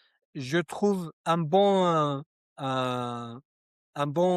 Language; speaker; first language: French; non-native, learner; Kurdish